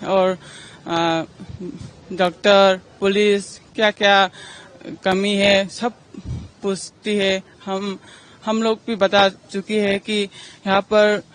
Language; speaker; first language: Hindi; non-native, local second language; Manipuri